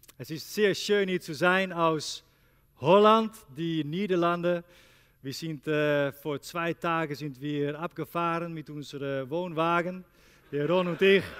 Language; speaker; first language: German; non-native, learner; Dutch